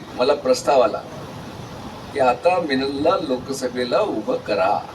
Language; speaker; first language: Marathi; native; Marathi